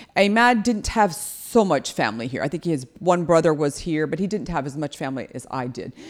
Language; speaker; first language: English; native; English